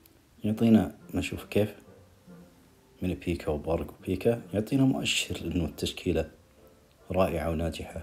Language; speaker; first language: Arabic; native; Arabic